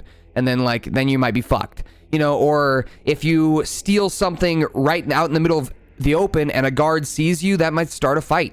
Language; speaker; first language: English; native; English